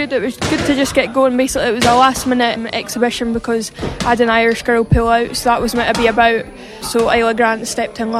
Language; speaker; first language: English; native; English